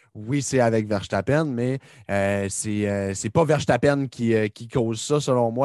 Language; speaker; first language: French; native; French